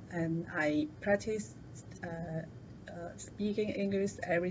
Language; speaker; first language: English; non-native, learner; Chinese